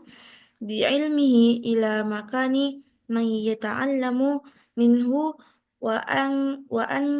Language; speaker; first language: Arabic; non-native, learner; Indonesian